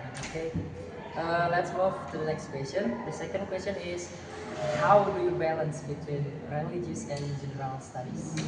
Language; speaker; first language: English; non-native, learner; Indonesian